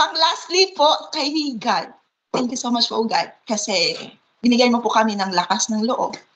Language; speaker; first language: Filipino; non-native, local second language; Hiligaynon